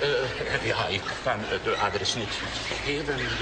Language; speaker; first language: Dutch; non-native, fluent; Hungarian